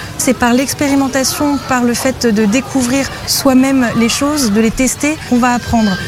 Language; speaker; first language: French; native; French